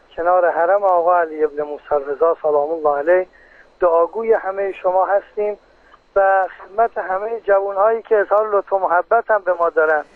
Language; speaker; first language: Persian; native; Persian